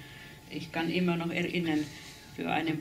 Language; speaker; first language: German; non-native, fluent; Finnish